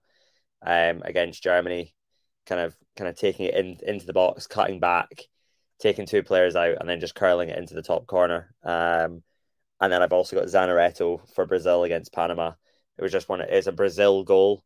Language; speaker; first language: English; native; English